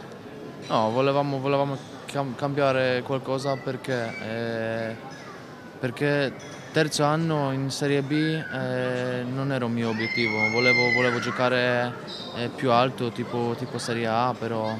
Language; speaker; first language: Italian; non-native, learner; Polish